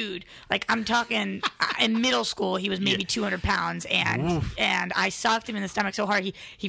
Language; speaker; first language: English; native; English